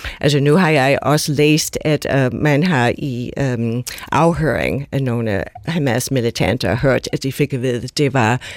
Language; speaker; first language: Danish; non-native, fluent; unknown